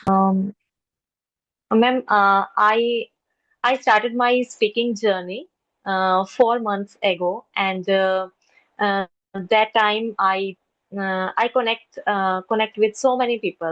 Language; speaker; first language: English; non-native, learner; Hindi